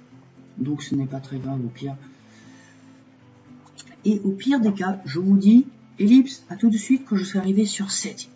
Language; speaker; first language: French; native; French